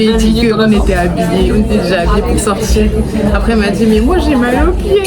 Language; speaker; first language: French; native; French